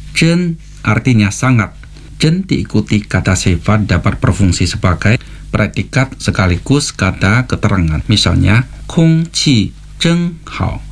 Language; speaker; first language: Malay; non-native, fluent; Chinese